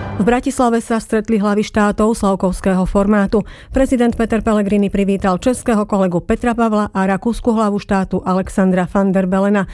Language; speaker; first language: Slovak; native; Slovak